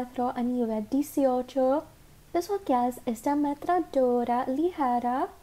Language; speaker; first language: Spanish; non-native, learner; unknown